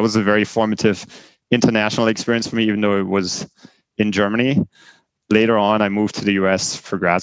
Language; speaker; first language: English; non-native, fluent; German